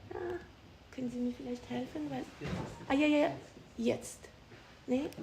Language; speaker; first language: German; non-native, fluent; Ukrainian